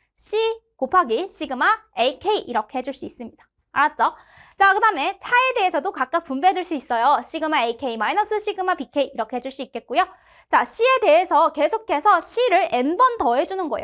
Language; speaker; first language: Korean; native; Korean